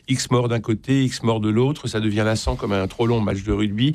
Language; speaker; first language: French; native; French